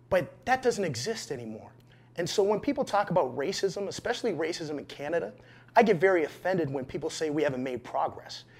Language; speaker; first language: English; native; English